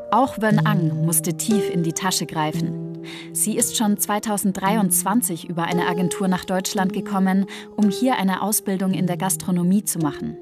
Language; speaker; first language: German; native; German